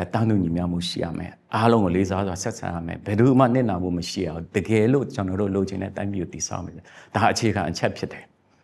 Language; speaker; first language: Burmese; non-native, local second language; Shan